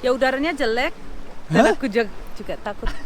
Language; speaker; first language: Indonesian; early bilingual, heritage; Indonesian